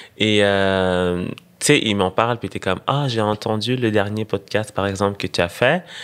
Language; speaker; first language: French; non-native, local second language; Rundi